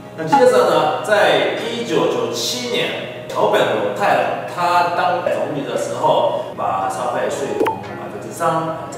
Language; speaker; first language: Chinese; non-native, fluent; Japanese